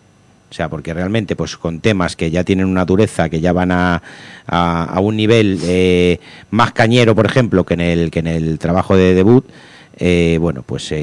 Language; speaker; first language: Spanish; native; Spanish